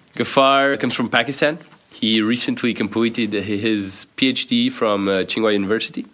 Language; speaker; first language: English; non-native, fluent; Portuguese